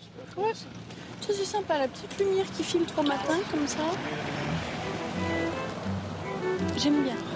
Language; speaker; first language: French; native; French